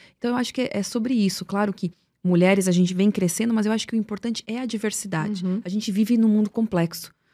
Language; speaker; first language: Portuguese; native; Portuguese